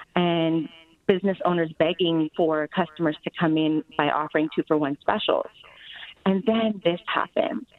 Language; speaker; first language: English; native; English